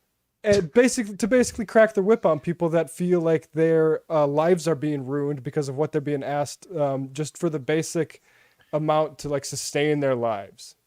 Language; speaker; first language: English; native; English